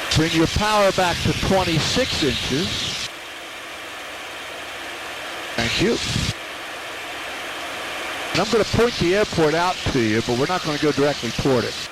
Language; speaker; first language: English; native; English